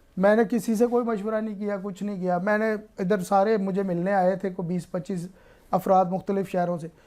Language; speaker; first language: Urdu; non-native, local second language; Punjabi